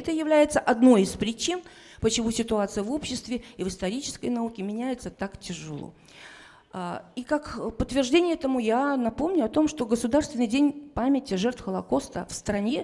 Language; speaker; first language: Russian; native; Russian